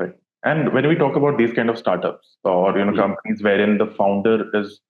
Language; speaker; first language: English; non-native, local second language; Hindi